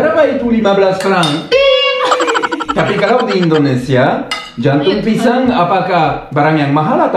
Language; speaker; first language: Indonesian; non-native, learner; Swiss German